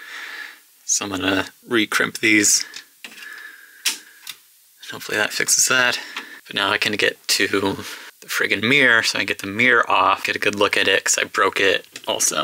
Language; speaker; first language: English; native; English